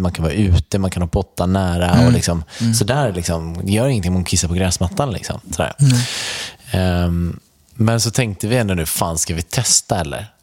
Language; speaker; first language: Swedish; native; Swedish